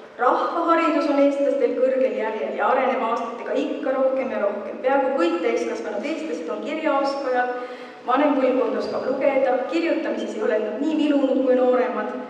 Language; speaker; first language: Estonian; native; Estonian